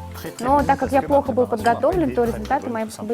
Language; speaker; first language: Russian; native; Russian